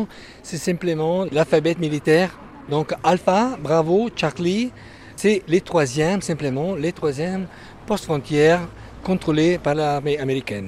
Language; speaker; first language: French; non-native, fluent; Italian